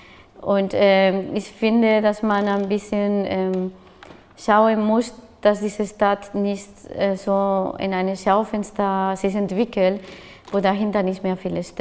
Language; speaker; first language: German; non-native, fluent; Spanish